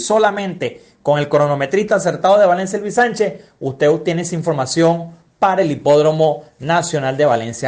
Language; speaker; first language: Spanish; native; Spanish